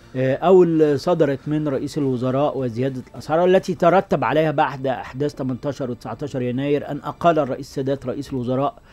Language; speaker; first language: Arabic; native; Arabic